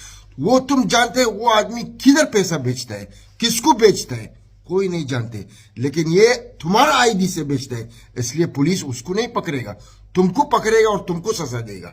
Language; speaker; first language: Hindi; non-native, fluent; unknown